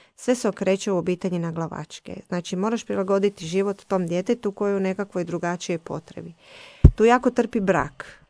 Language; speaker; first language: Croatian; native; Croatian